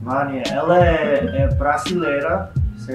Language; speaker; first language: Portuguese; non-native, learner; English